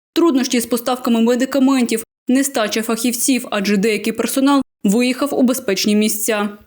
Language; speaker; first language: Ukrainian; native; Ukrainian